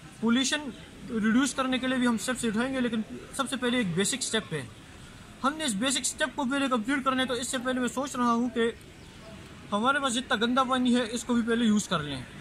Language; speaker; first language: Urdu; non-native, local second language; Pashto